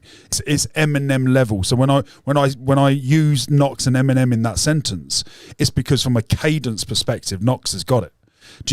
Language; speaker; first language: English; native; English